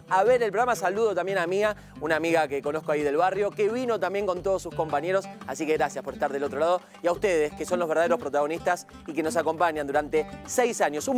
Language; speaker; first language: Spanish; native; Spanish